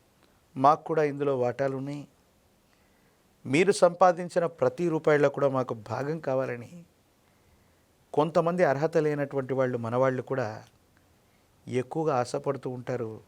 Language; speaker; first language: Telugu; native; Telugu